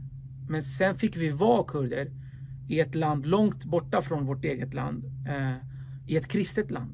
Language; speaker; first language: Swedish; early bilingual, other home language; Kurdish